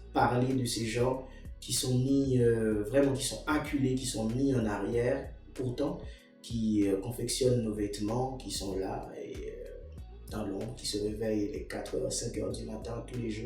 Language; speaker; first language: French; non-native, local second language; Haitian Creole